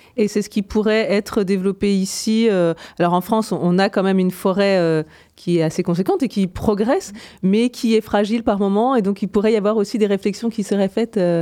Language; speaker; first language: French; native; French